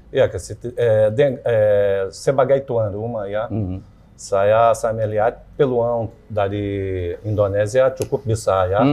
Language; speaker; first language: Indonesian; non-native, fluent; Portuguese